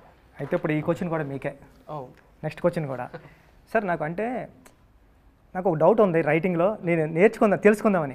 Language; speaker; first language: Telugu; native; Telugu